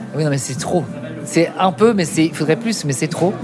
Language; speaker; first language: French; native; French